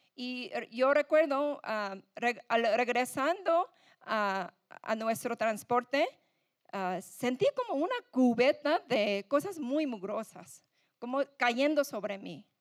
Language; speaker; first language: Spanish; non-native, fluent; English